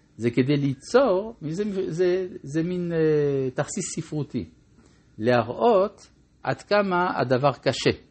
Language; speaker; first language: Hebrew; non-native, fluent; French